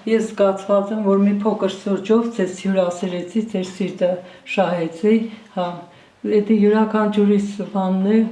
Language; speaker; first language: Armenian; native; Armenian